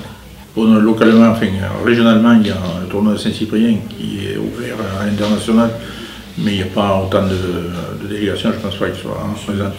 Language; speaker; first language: French; native; French